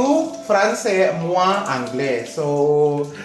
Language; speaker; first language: French; non-native, learner; Filipino